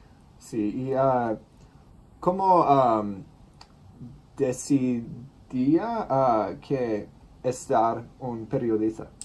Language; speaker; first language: Spanish; non-native, learner; English